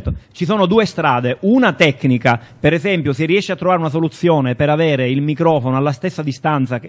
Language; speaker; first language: Italian; native; Italian